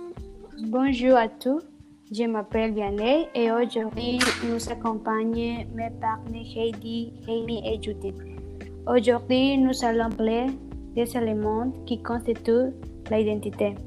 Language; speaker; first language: French; non-native, learner; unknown